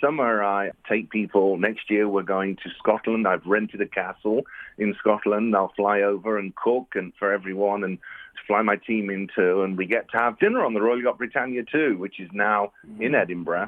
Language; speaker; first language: English; native; English